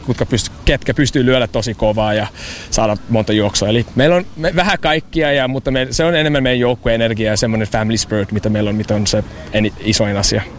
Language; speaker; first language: Finnish; non-native, learner; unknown